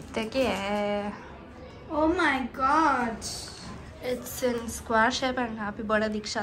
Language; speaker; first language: English; non-native, local second language; Kannada